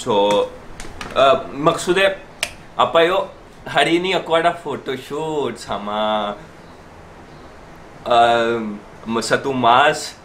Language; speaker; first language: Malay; non-native, learner; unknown